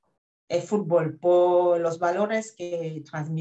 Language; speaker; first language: Spanish; non-native, fluent; French